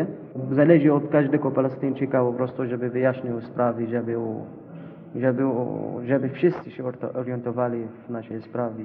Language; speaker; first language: Polish; non-native, learner; Arabic